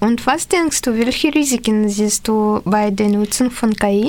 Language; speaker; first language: German; non-native, learner; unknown